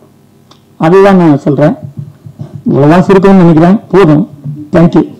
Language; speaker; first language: Tamil; native; Tamil